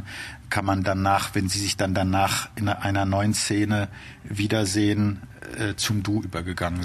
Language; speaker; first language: German; native; German